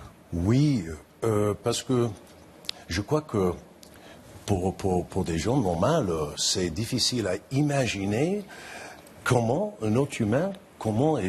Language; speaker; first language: French; non-native, fluent; English